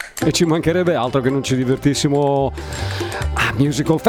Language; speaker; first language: Italian; native; Italian